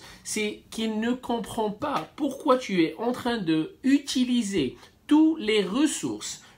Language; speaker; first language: French; non-native, fluent; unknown